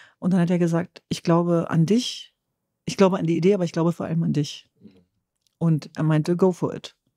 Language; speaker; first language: German; early bilingual, other home language; Kurdish